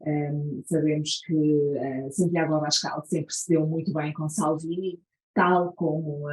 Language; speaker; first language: Portuguese; native; Portuguese